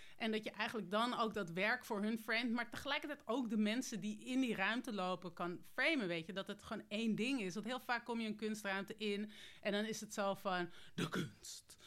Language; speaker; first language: Dutch; native; Dutch